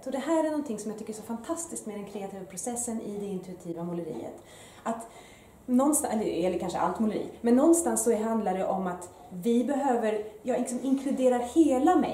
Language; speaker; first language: Swedish; early bilingual, other home language; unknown